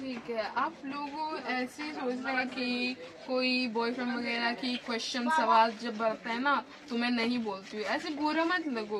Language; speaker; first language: Hindi; non-native, learner; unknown